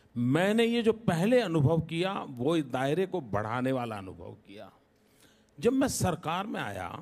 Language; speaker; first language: Hindi; non-native, local second language; Gujarati